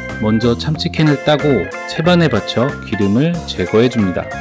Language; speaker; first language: Korean; native; Korean